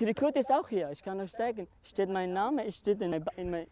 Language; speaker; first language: German; non-native, learner; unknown